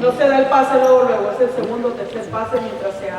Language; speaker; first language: Spanish; native; Spanish